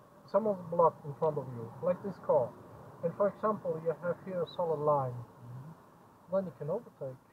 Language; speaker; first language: English; non-native, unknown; German